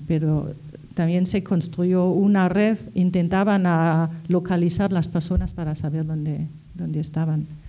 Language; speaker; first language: Spanish; non-native, fluent; German